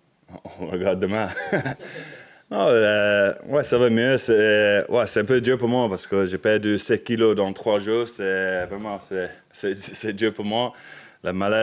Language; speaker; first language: French; non-native, learner; English